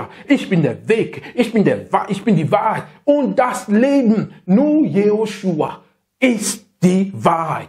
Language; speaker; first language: German; non-native, learner; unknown